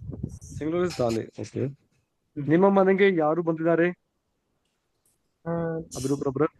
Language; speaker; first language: Kannada; non-native, learner; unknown